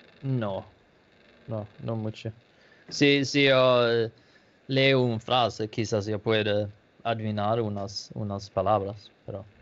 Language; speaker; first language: Spanish; non-native, learner; Danish